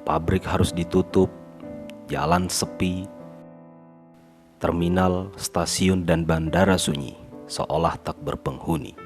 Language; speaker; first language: Indonesian; native; Indonesian